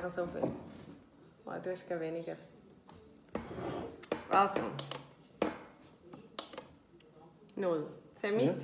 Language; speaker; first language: German; native; German